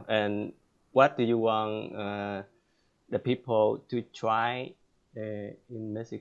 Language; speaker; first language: English; non-native, learner; Vietnamese